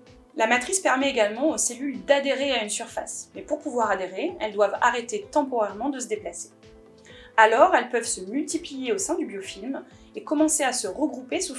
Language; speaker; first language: French; native; French